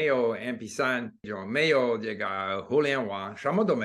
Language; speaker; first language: Chinese; non-native, fluent; English